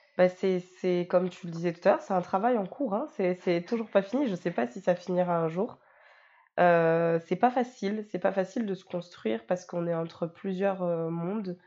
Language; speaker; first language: French; native; French